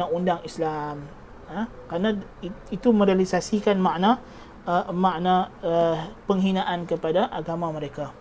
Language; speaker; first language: Malay; native; Malay